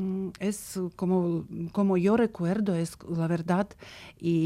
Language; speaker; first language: Spanish; non-native, learner; Ukrainian